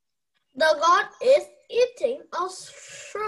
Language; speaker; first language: English; non-native, learner; Vietnamese